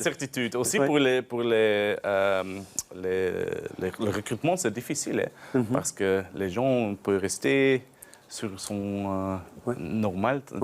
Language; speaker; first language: French; non-native, learner; Dutch